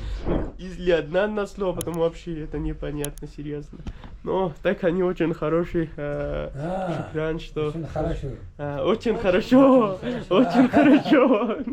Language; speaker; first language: Russian; non-native, learner; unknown